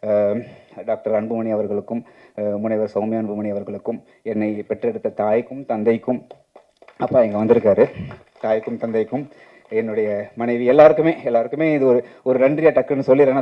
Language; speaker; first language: Tamil; native; Tamil